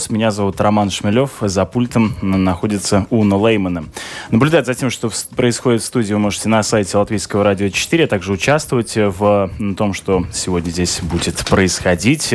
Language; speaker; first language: Russian; native; Russian